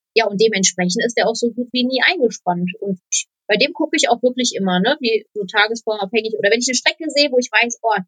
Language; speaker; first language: German; non-native, fluent; Polish